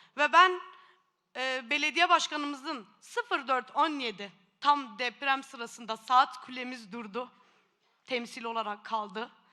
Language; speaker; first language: Turkish; native; Turkish